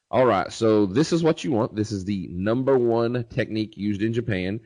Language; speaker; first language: English; native; English